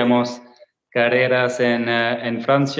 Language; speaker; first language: Spanish; non-native, learner; French